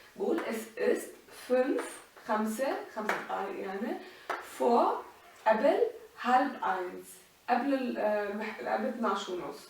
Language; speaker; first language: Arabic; native; Arabic